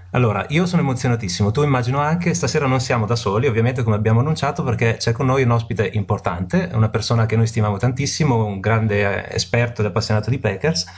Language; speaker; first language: Italian; native; Italian